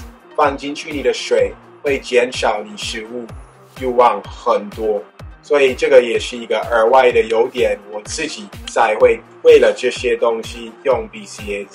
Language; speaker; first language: Chinese; non-native, fluent; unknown